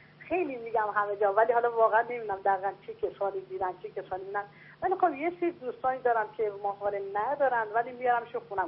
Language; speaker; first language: Persian; native; Persian